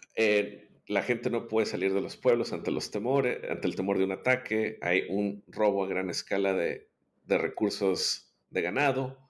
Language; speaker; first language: Spanish; native; Spanish